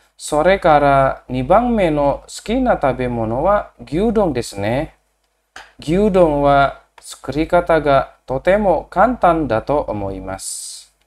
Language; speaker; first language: Japanese; non-native, fluent; Indonesian